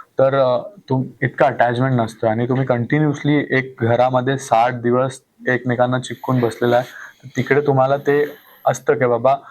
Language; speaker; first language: Marathi; non-native, local second language; Hindi